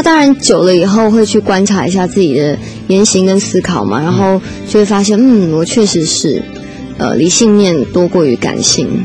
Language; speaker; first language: Chinese; native; Chinese